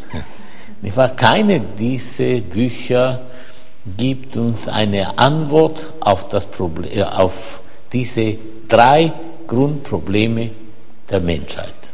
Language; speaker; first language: German; non-native, fluent; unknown